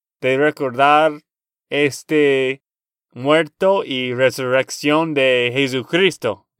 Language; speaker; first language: Spanish; non-native, learner; English